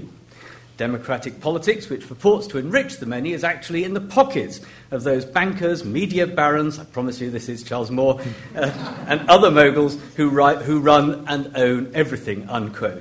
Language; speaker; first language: English; native; English